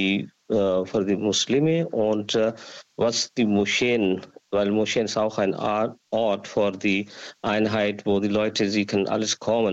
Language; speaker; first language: German; non-native, learner; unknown